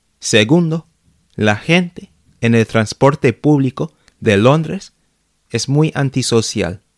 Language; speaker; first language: Spanish; non-native, fluent; English